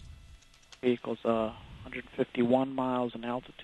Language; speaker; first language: English; native; English